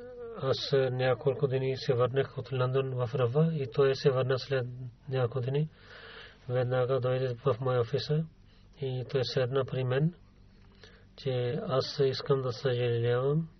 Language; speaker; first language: Bulgarian; non-native, learner; Urdu